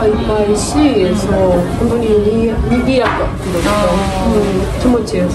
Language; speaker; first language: Japanese; non-native, fluent; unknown